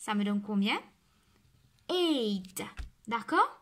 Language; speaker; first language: French; non-native, local second language; Morisyen